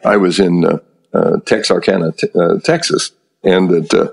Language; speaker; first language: English; native; English